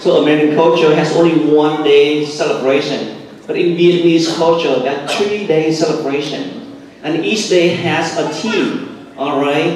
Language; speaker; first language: English; non-native, fluent; Vietnamese